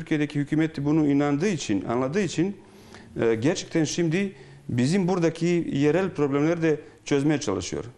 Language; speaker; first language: Turkish; non-native, fluent; Bosnian